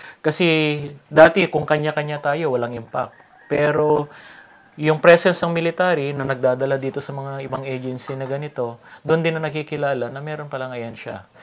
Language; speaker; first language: Filipino; non-native, local second language; Iloko